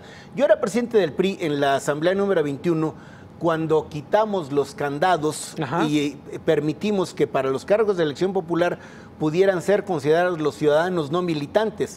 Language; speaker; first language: Spanish; native; Spanish